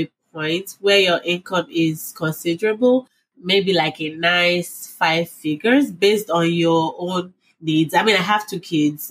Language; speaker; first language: English; non-native, local second language; Yoruba